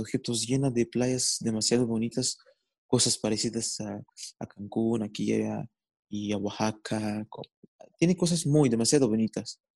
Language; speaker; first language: Spanish; non-native, fluent; Arabic